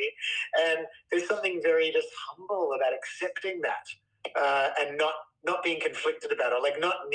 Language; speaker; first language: English; native; English